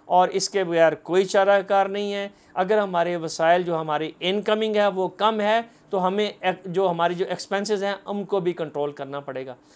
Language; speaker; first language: Urdu; non-native, local second language; Punjabi